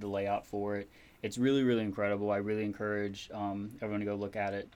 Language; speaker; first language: English; native; English